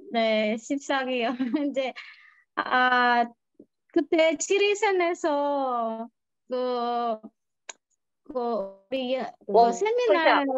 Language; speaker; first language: Korean; non-native, learner; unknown